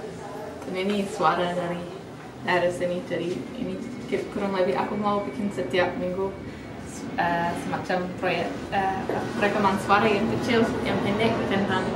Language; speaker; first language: Indonesian; non-native, fluent; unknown